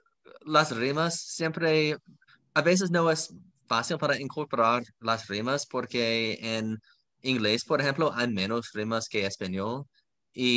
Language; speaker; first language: Spanish; non-native, fluent; English